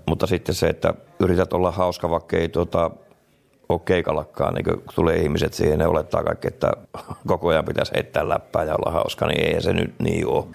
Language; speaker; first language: Finnish; native; Finnish